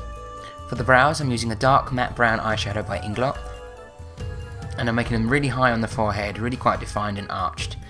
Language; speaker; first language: English; native; English